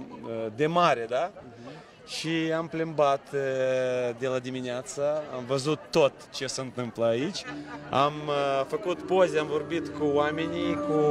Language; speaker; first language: Romanian; non-native, local second language; Russian